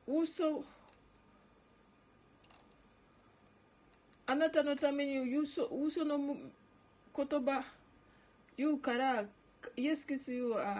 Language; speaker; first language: Japanese; non-native, learner; Ganda